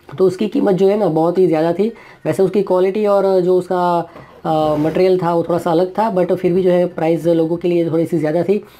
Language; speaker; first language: Hindi; non-native, local second language; Gujarati